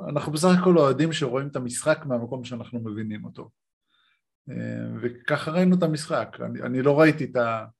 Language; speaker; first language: Hebrew; native; Hebrew